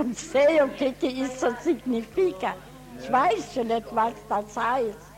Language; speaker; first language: German; early bilingual, heritage; German